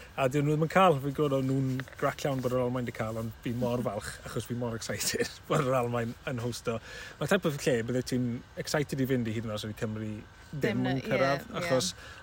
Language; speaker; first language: Welsh; native; Welsh